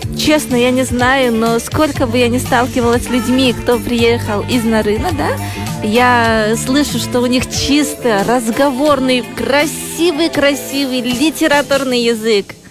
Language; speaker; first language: Russian; native; Russian